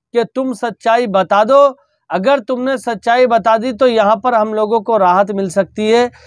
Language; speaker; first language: Hindi; native; Hindi